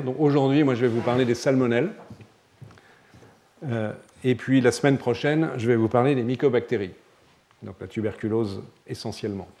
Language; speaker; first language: French; native; French